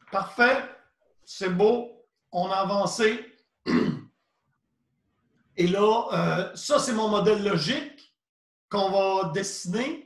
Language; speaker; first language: French; native; French